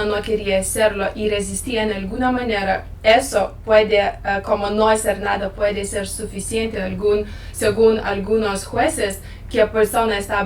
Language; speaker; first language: Spanish; non-native, learner; Lithuanian